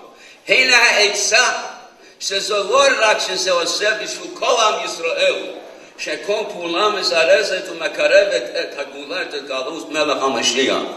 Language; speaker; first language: Hebrew; non-native, fluent; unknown